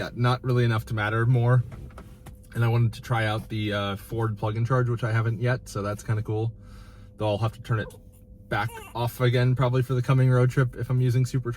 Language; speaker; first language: English; native; English